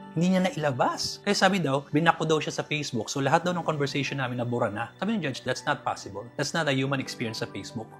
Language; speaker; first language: Filipino; native; Filipino